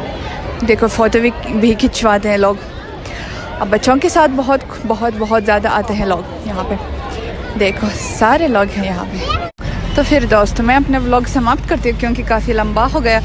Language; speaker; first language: Hindi; non-native, fluent; Russian